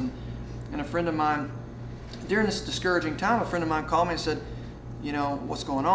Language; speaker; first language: English; native; English